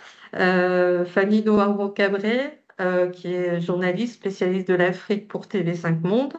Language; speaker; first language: French; native; French